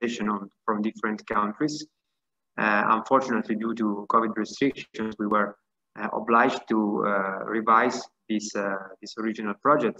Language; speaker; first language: English; non-native, fluent; Italian